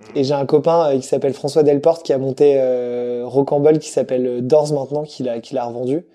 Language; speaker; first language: French; native; French